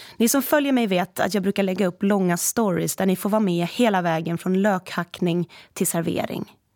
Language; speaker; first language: Swedish; native; Swedish